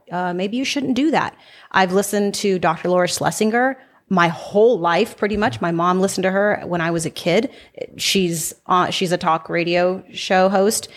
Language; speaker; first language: English; native; English